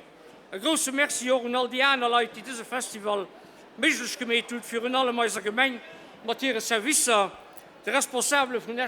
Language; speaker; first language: German; non-native, local second language; Luxembourgish